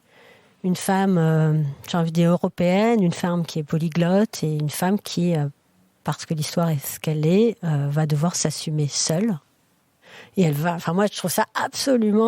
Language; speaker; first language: French; native; French